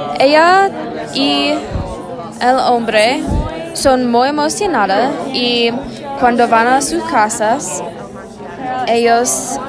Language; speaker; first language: Spanish; non-native, learner; English